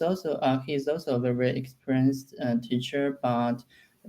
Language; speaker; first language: English; non-native, learner; Chinese